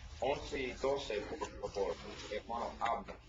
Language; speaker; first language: Spanish; non-native, learner; English